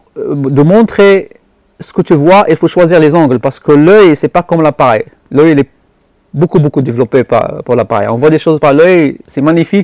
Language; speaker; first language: French; non-native, local second language; Arabic